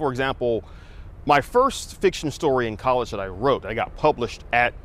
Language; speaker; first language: English; native; English